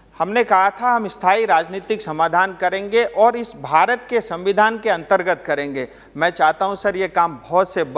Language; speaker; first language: Hindi; non-native, local second language; Nepali